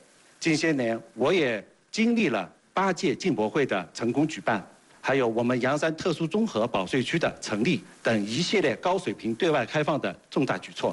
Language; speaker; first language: Chinese; native; Chinese